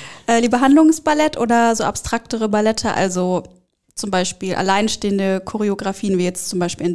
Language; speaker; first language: German; native; German